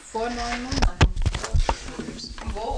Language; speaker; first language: German; non-native, fluent; English